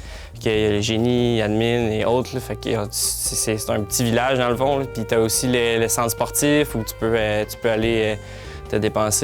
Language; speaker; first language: French; native; French